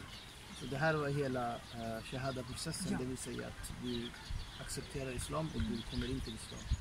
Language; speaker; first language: Swedish; non-native, fluent; Arabic